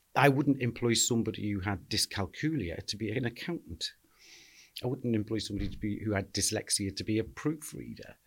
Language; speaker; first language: English; native; English